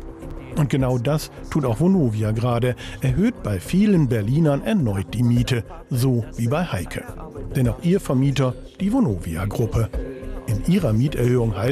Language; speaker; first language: German; native; German